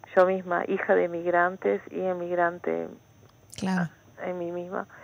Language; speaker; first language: Spanish; native; Spanish